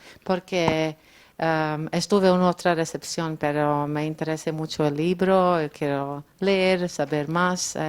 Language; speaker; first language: Spanish; non-native, learner; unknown